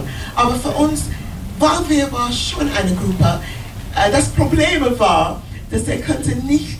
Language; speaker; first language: German; non-native, learner; English